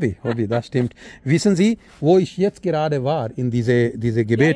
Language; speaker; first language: German; non-native, learner; Urdu